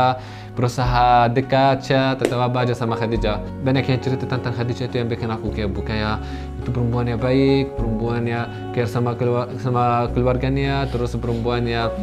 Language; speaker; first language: Indonesian; non-native, fluent; Arabic